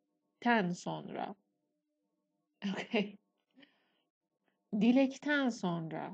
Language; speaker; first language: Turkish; non-native, fluent; Persian